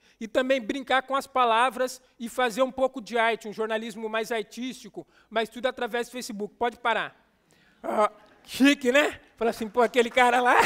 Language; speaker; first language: Portuguese; native; Portuguese